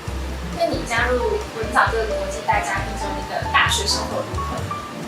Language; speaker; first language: Chinese; native; Chinese